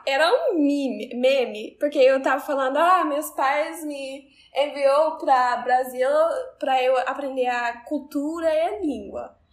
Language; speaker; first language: Portuguese; non-native, learner; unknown